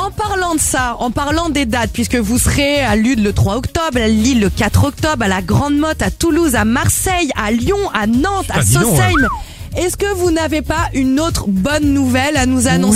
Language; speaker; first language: French; native; French